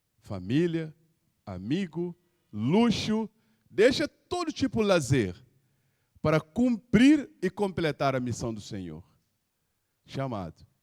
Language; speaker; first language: Portuguese; non-native, local second language; Upper Guinea Crioulo